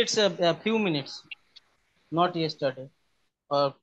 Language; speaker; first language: English; non-native, learner; Bangla